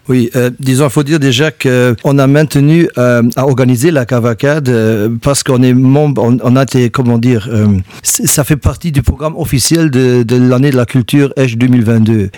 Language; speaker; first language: French; non-native, local second language; Luxembourgish